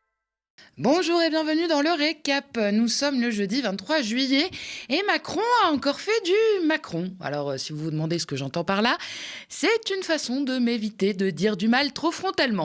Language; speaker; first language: French; native; French